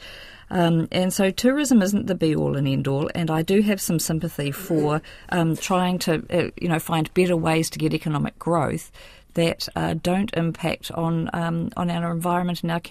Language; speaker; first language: English; native; English